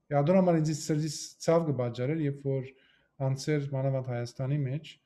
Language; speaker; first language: Armenian; early bilingual, heritage; Armenian